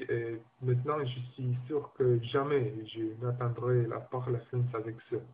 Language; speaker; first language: French; non-native, learner; Romanian